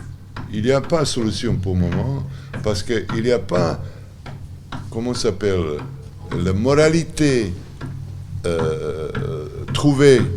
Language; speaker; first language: French; non-native, learner; Serbian